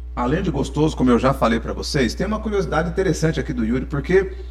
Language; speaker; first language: Portuguese; native; Portuguese